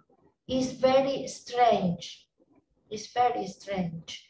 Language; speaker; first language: English; non-native, learner; Spanish